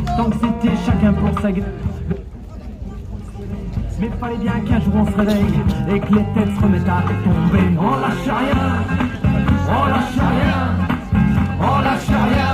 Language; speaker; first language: French; native; French